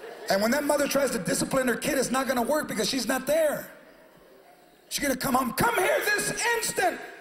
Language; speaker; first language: English; early bilingual, other home language; Spanish